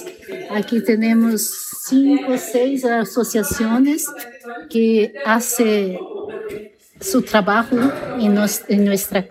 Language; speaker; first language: Spanish; non-native, learner; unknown